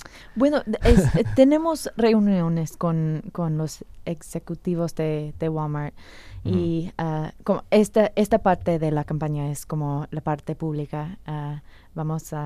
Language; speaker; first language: Spanish; non-native, fluent; English